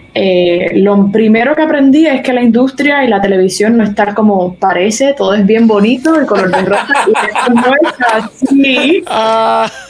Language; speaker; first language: Spanish; native; Spanish